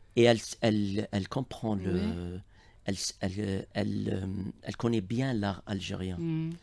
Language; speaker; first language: French; non-native, local second language; Arabic